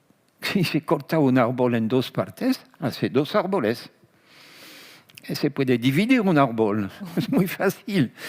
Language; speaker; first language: Spanish; non-native, fluent; French